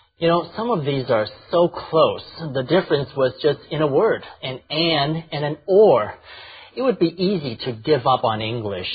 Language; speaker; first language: English; non-native, fluent; Chinese